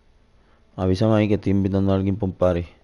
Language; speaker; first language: Spanish; native; Spanish